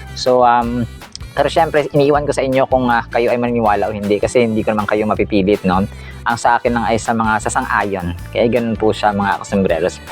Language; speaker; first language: Filipino; non-native, local second language; Cebuano